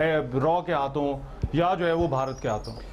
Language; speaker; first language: Urdu; native; Urdu